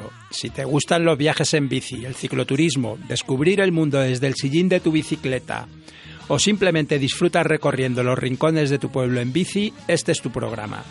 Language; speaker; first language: Spanish; native; Spanish